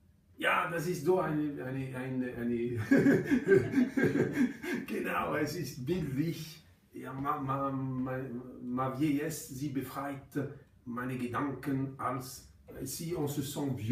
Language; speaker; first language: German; non-native, fluent; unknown